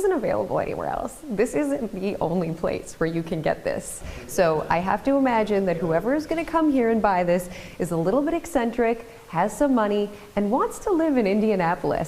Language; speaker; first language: English; native; English